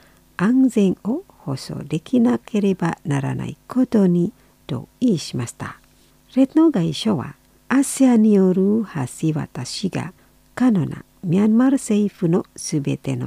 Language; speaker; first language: Japanese; non-native, fluent; Indonesian